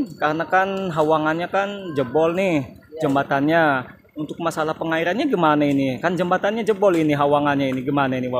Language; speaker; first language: Indonesian; native; Indonesian